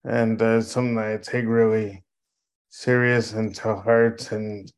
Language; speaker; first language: English; native; English